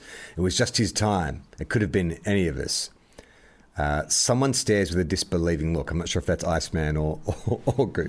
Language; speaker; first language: English; native; English